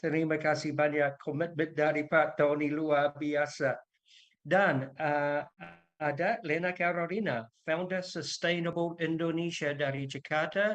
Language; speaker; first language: Indonesian; non-native, learner; English